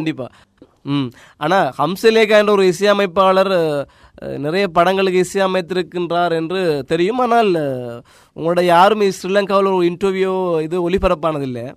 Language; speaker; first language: Tamil; native; Tamil